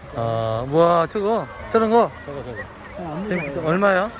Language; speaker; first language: Korean; native; Korean